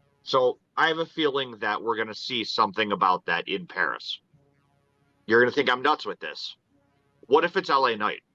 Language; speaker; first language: English; native; English